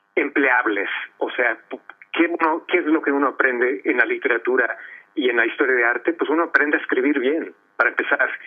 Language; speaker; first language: Spanish; early bilingual, heritage; Spanish